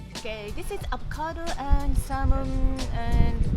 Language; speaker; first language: English; non-native, fluent; Polish